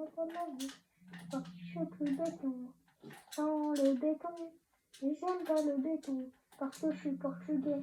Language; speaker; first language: French; native; French